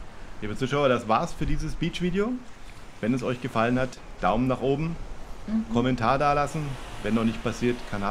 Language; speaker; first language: German; native; German